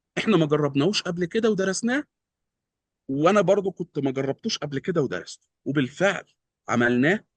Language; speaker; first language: Egyptian Arabic; native; Egyptian Arabic